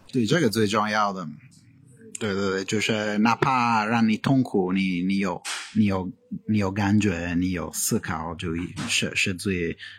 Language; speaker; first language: Chinese; non-native, fluent; Italian